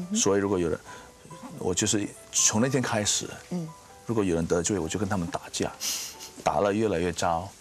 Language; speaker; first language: Chinese; non-native, fluent; Indonesian